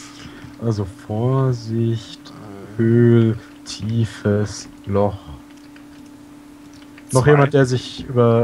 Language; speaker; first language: German; native; German